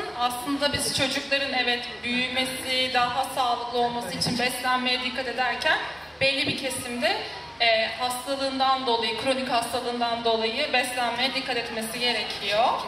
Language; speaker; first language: Turkish; native; Turkish